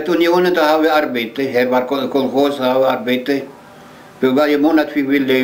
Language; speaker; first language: Swedish; early bilingual, heritage; Swedish